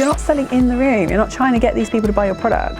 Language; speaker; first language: English; native; English